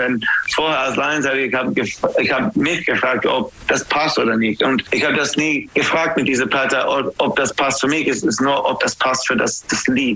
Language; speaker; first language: German; non-native, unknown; English